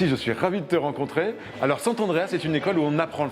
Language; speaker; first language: French; native; French